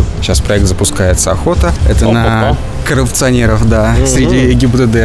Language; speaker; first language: Russian; native; Russian